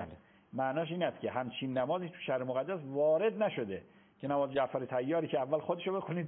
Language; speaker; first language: Persian; native; Persian